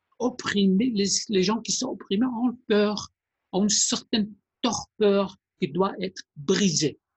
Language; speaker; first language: French; non-native, fluent; Persian